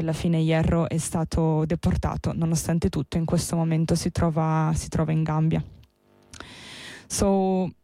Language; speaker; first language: Italian; native; Italian